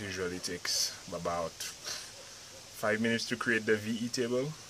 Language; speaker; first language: English; native; English